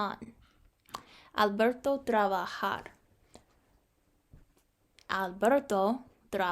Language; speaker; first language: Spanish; non-native, learner; English